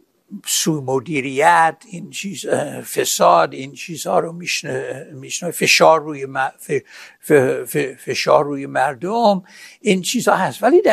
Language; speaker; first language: Persian; non-native, fluent; English